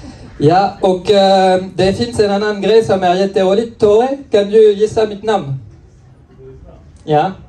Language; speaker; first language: Swedish; non-native, learner; French